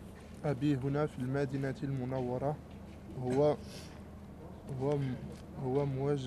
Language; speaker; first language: Arabic; non-native, learner; French